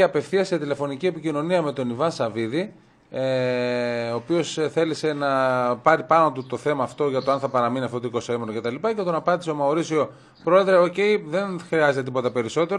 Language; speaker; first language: Greek; native; Greek